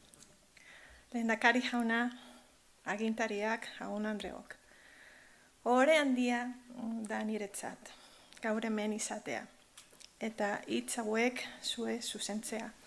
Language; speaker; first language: Basque; non-native, learner; Spanish